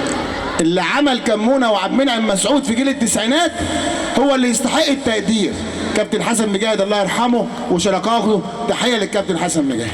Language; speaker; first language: Arabic; native; Arabic